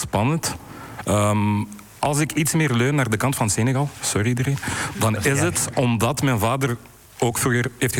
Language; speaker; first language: Dutch; native; Dutch